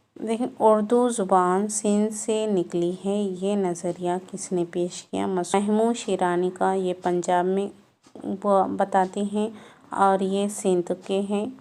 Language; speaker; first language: Urdu; native; Urdu